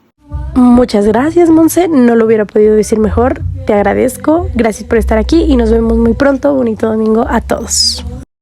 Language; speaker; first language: Spanish; native; Spanish